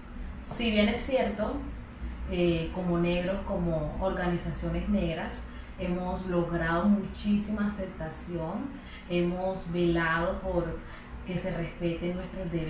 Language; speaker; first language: Spanish; native; Spanish